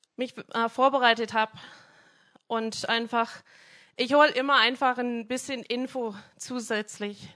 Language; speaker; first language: German; non-native, fluent; English